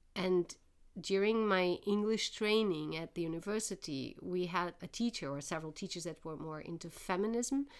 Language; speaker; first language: English; non-native, fluent; Portuguese